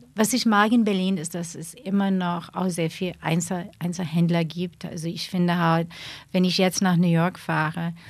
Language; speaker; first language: German; non-native, fluent; English